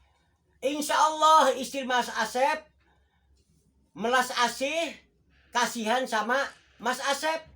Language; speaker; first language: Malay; non-native, local second language; Javanese